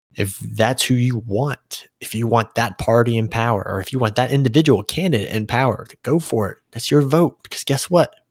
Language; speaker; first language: English; native; English